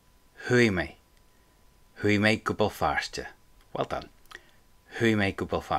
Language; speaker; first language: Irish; non-native, local second language; English